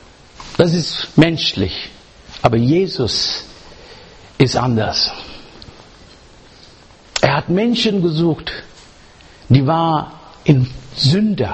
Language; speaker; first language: German; non-native, learner; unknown